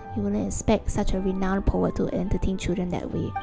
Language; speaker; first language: English; native; English